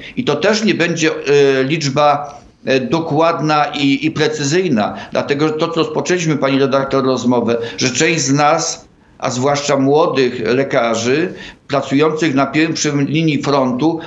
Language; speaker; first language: Polish; native; Polish